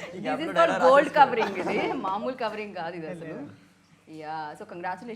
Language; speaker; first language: Telugu; native; Telugu